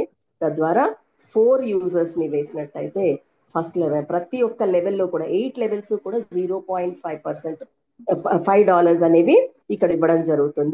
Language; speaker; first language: Telugu; native; Telugu